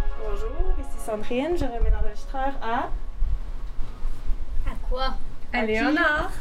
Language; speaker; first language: French; native; French